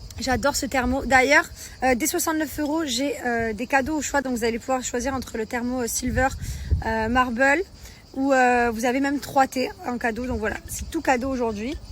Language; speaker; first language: French; native; French